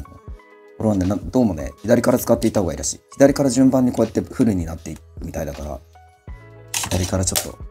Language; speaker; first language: Japanese; native; Japanese